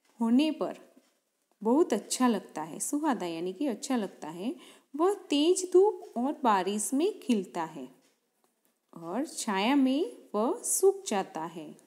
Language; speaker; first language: Hindi; non-native, local second language; Gujarati